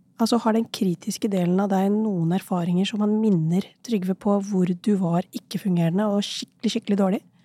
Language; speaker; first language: Norwegian; early bilingual, other home language; Urdu